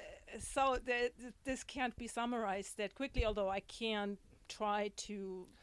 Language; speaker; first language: English; non-native, fluent; German